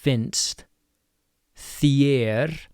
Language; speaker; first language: Icelandic; non-native, fluent; English